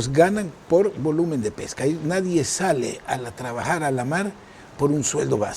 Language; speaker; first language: Spanish; native; Spanish